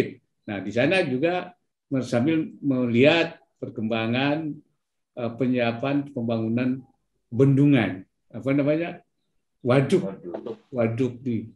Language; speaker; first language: Indonesian; native; Indonesian